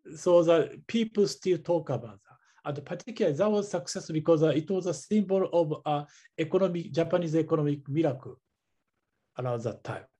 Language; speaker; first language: English; non-native, fluent; Japanese